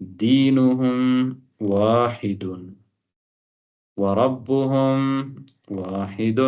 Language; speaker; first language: Arabic; non-native, fluent; Tamil